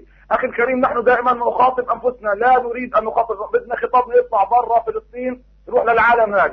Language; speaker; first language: Arabic; native; Arabic